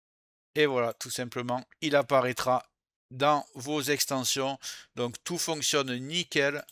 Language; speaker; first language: French; native; French